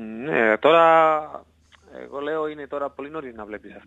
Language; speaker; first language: Greek; non-native, learner; Spanish